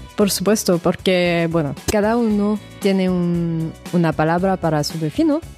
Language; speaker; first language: Spanish; non-native, fluent; French